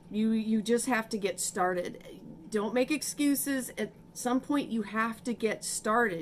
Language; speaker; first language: English; native; English